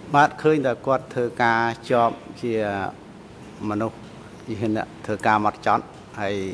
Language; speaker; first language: Khmer; non-native, local second language; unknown